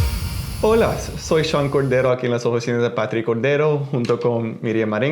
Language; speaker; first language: Spanish; early bilingual, heritage; Spanish